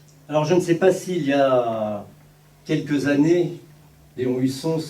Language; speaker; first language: French; native; French